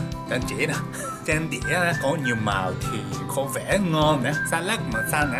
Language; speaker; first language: Vietnamese; non-native, learner; Japanese